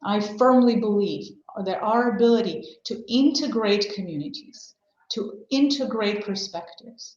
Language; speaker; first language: English; non-native, fluent; Armenian